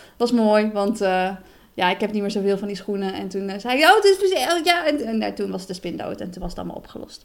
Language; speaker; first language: Dutch; native; Dutch